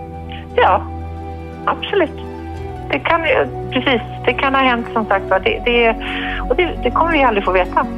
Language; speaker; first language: Swedish; native; Swedish